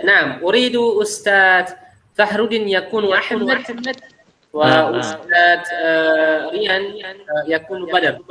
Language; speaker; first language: Arabic; non-native, fluent; Indonesian